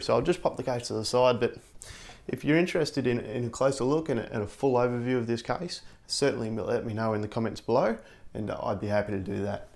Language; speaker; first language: English; native; English